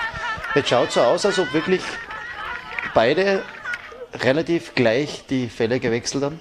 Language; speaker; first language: German; native; German